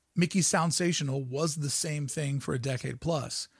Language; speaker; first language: English; native; English